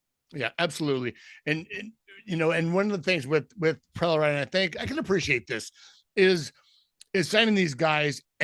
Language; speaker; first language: English; native; English